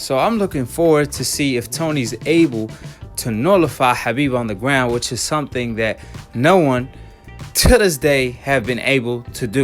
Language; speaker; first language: English; native; English